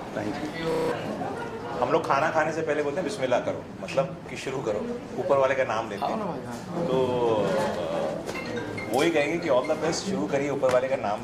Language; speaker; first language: Hindi; native; Hindi